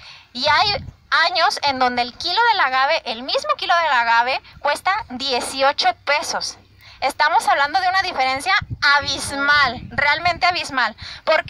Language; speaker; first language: Spanish; native; Spanish